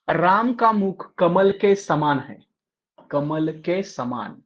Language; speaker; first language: Hindi; non-native, local second language; Marathi